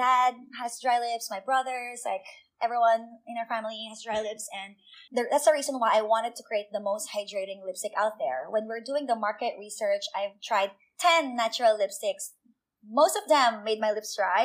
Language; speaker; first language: English; non-native, local second language; Filipino